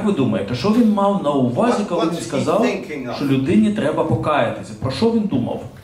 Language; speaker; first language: Ukrainian; native; Ukrainian